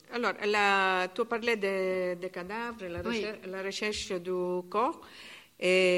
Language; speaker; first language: French; non-native, learner; Italian